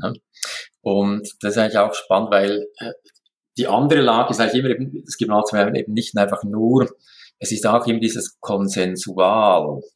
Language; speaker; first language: German; native; German